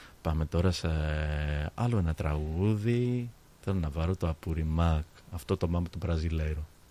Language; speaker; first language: Greek; early bilingual, heritage; Greek